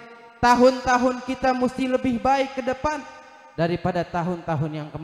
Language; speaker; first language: Indonesian; native; Indonesian